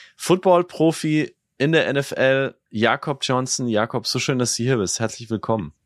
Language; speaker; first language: German; native; German